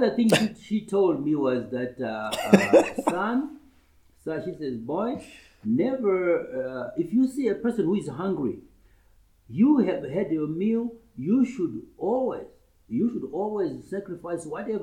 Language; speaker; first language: English; non-native, local second language; Shona